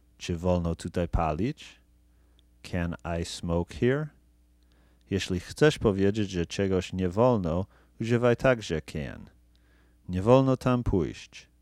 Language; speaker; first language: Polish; non-native, fluent; English